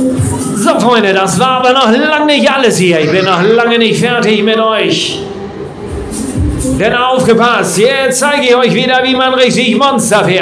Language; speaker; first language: German; native; German